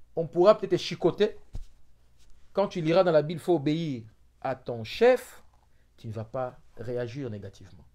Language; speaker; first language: French; non-native, local second language; Lingala